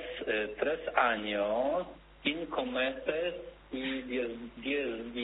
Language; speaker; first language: Spanish; non-native, learner; Polish